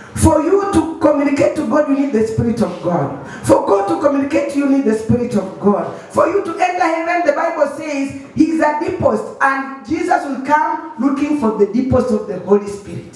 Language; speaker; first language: English; non-native, local second language; Swahili